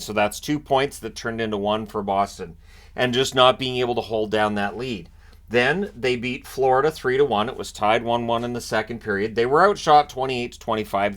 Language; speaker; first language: English; native; English